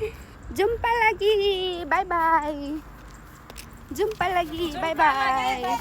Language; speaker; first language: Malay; non-native, learner; Nepali